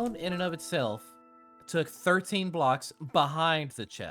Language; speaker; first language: English; native; English